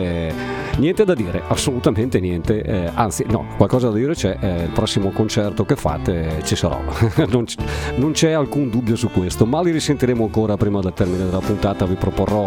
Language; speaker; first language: Italian; native; Italian